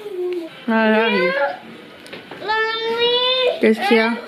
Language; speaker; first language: French; native; French